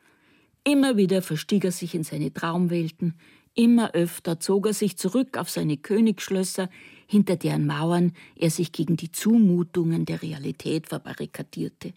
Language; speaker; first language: German; native; German